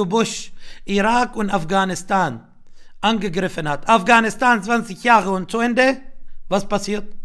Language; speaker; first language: German; non-native, fluent; Arabic